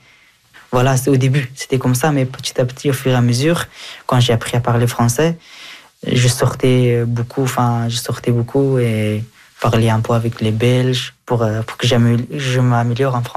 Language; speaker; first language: French; early bilingual, other home language; Persian